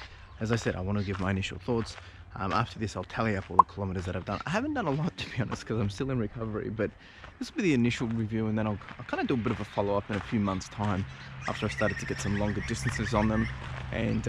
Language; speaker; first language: English; native; English